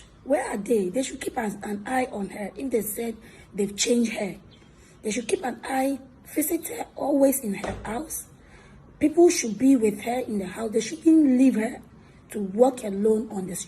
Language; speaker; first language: English; non-native, local second language; Akan